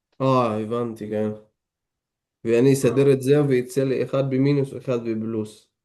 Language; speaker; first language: Hebrew; non-native, local second language; Arabic